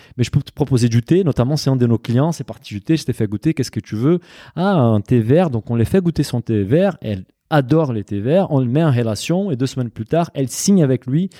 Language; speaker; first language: French; non-native, fluent; Portuguese